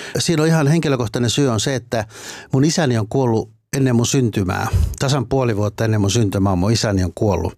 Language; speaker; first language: Finnish; native; Finnish